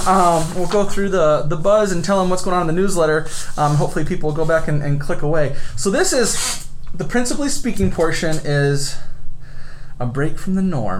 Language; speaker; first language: English; native; English